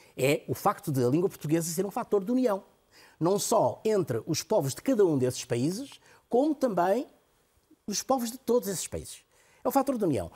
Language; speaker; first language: Portuguese; native; Portuguese